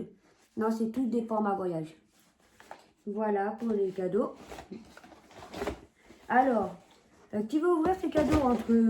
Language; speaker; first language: French; native; French